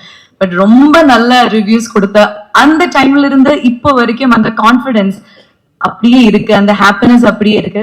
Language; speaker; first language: Tamil; non-native, fluent; Malayalam